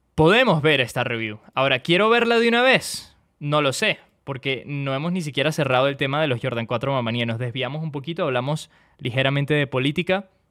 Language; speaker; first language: Spanish; native; Spanish